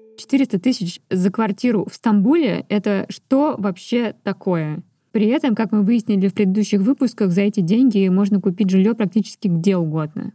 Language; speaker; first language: Russian; native; Russian